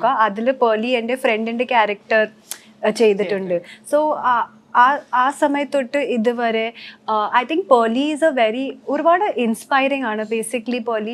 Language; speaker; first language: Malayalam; non-native, local second language; Hindi